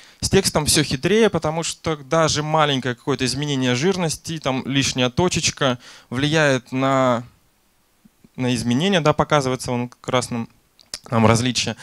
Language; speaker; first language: Russian; native; Russian